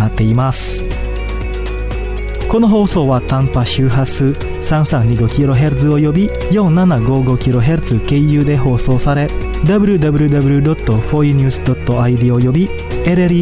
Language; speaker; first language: Japanese; non-native, fluent; Indonesian